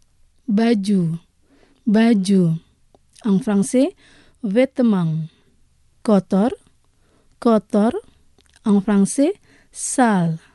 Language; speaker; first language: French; non-native, fluent; Indonesian